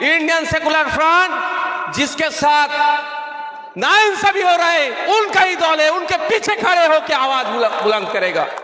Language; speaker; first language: Hindi; non-native, local second language; Bangla